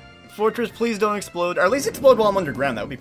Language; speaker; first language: English; native; English